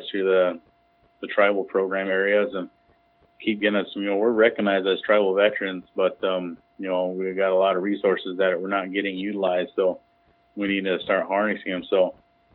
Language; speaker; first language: English; native; English